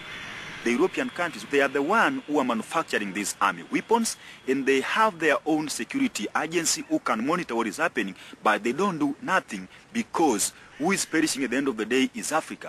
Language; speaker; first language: English; non-native, local second language; Swahili